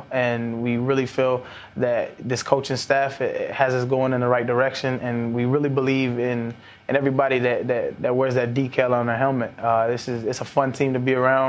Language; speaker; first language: English; native; English